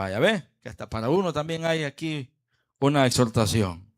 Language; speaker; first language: Spanish; native; Spanish